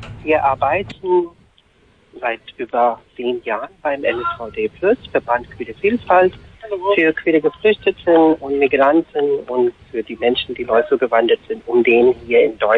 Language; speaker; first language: German; non-native, fluent; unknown